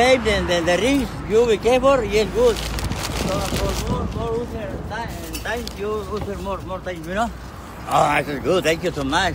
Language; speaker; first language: English; non-native, learner; Spanish